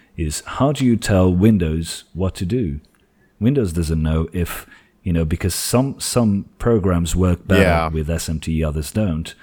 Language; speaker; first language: English; non-native, fluent; Portuguese